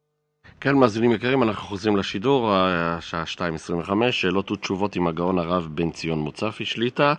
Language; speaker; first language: Hebrew; native; Hebrew